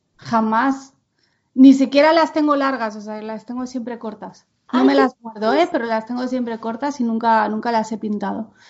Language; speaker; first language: Spanish; non-native, local second language; Catalan